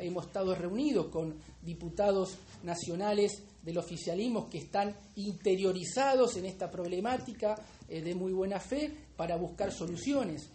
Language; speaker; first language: Spanish; native; Spanish